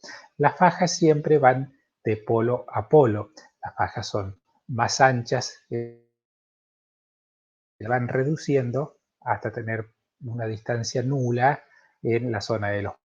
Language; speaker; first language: Spanish; native; Spanish